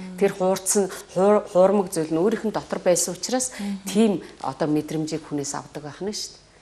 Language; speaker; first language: Mongolian; native; Mongolian